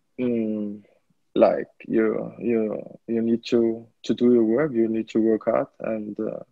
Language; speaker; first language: English; non-native, fluent; Danish